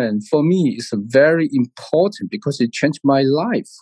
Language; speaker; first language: English; non-native, learner; Chinese